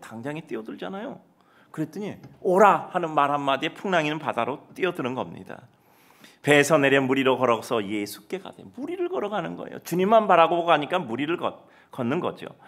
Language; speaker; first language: Korean; native; Korean